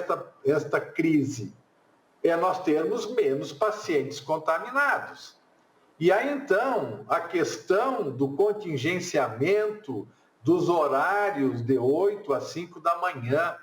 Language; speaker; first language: Portuguese; native; Portuguese